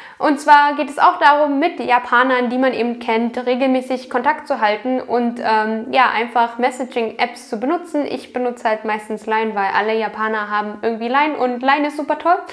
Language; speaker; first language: German; native; German